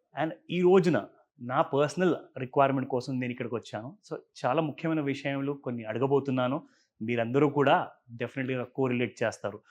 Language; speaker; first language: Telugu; native; Telugu